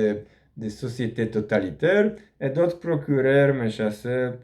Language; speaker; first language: French; non-native, learner; Polish